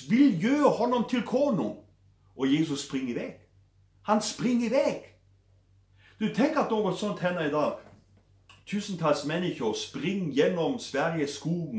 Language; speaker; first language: Swedish; non-native, fluent; German